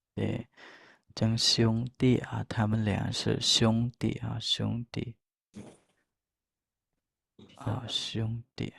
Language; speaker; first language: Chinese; non-native, fluent; Khmer